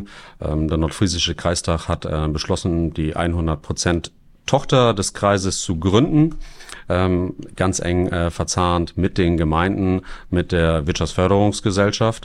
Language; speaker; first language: German; native; German